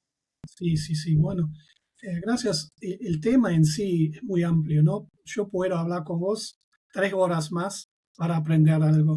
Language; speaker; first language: Spanish; non-native, fluent; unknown